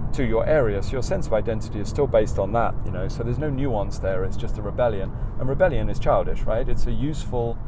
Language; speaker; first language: English; native; English